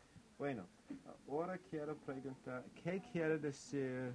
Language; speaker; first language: Spanish; non-native, fluent; English